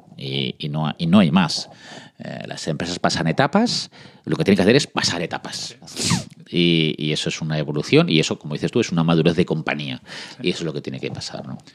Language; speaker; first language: Spanish; early bilingual, other home language; French